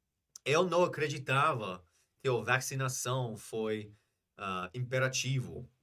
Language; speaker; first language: Portuguese; non-native, fluent; English